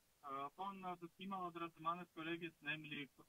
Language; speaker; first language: German; non-native, learner; Russian